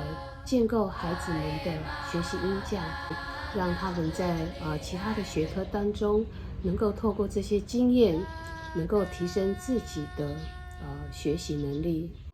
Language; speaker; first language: Chinese; native; Chinese